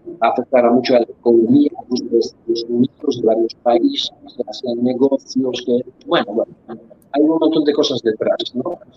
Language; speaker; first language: Spanish; non-native, fluent; Polish